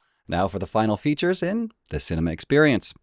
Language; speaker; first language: English; native; English